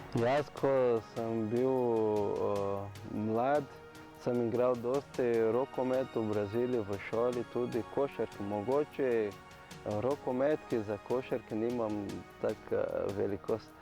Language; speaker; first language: Slovenian; non-native, learner; Portuguese